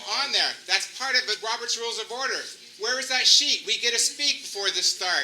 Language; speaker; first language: English; native; English